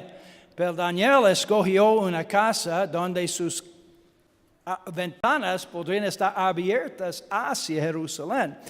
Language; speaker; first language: Spanish; non-native, learner; English